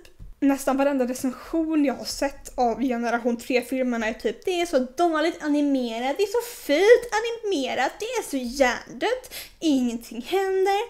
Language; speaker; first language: Swedish; native; Swedish